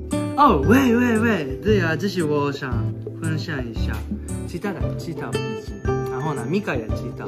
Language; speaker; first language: Chinese; non-native, learner; Japanese